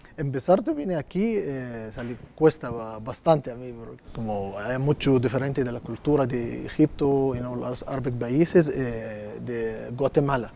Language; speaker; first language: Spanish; non-native, learner; Arabic